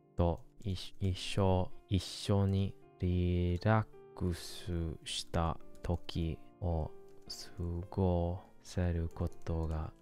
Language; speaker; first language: Japanese; non-native, learner; English